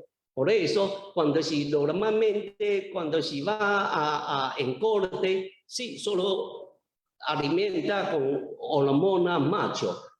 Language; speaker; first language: Spanish; non-native, learner; Chinese